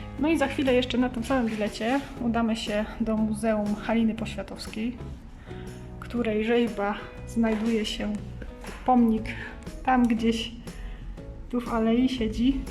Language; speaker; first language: Polish; native; Polish